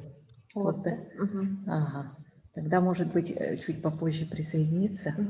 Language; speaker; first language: Russian; native; Russian